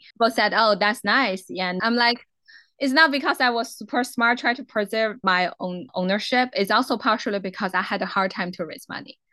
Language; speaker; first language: English; non-native, fluent; Chinese